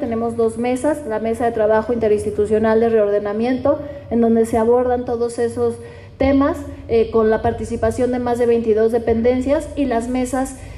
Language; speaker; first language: Spanish; native; Spanish